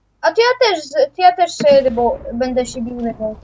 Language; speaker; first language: Polish; native; Polish